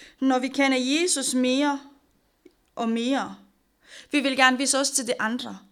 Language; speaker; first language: Danish; non-native, fluent; Romanian